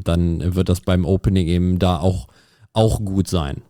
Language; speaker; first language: German; native; German